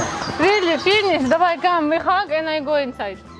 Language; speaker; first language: English; non-native, learner; Russian